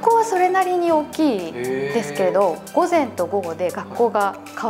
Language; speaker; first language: Japanese; native; Japanese